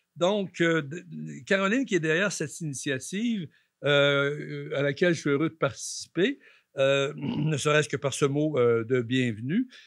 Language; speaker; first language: French; native; French